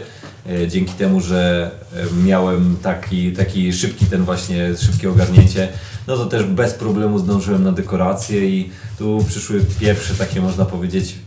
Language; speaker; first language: Polish; native; Polish